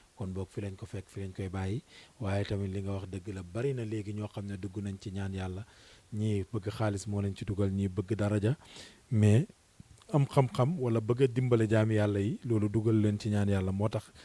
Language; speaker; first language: Wolof; non-native, local second language; Serer